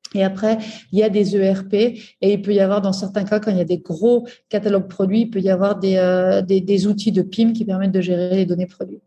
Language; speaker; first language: French; native; French